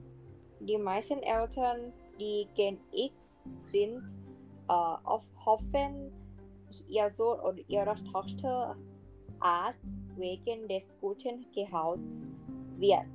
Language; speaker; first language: German; non-native, learner; Thai